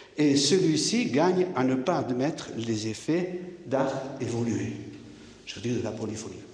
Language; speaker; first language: French; non-native, local second language; Basque